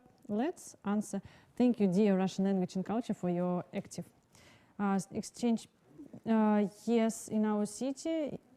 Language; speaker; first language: English; non-native, learner; Russian